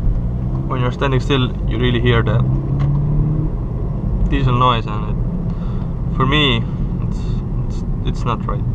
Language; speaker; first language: English; non-native, fluent; Estonian